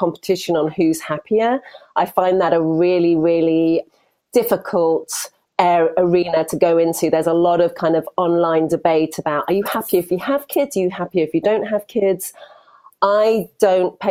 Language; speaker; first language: English; native; English